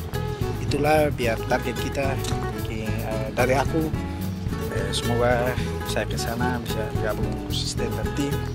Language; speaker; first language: Indonesian; non-native, learner; Tetum